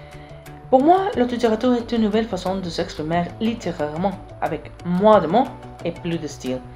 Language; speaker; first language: French; non-native, fluent; Spanish